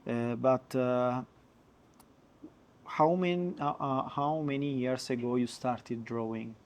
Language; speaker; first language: English; non-native, learner; Italian